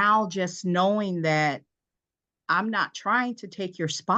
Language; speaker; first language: English; native; English